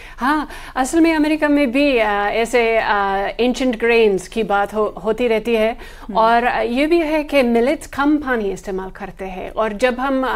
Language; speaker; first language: Hindi; non-native, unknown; English